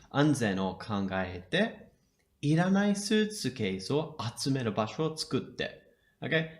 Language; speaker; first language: Japanese; non-native, fluent; English